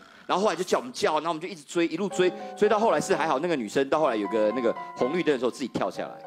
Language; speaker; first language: Chinese; native; Chinese